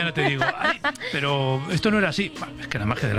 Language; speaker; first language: Spanish; native; Spanish